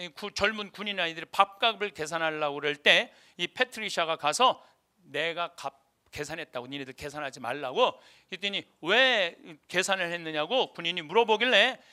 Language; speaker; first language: Korean; native; Korean